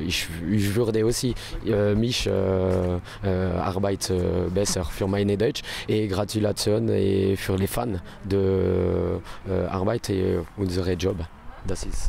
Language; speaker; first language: German; non-native, learner; French